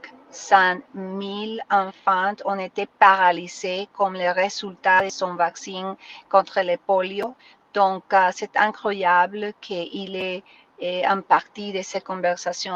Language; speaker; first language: French; non-native, learner; Spanish